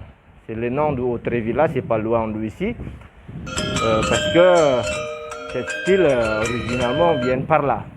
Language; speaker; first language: French; non-native, learner; Indonesian